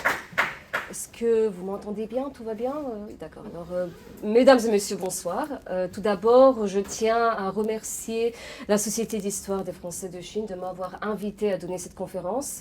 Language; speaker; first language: French; non-native, fluent; Polish